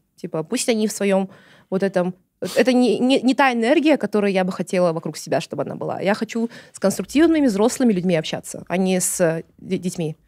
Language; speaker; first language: Russian; non-native, local second language; Kazakh